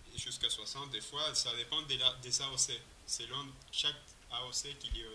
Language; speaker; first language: French; non-native, fluent; Spanish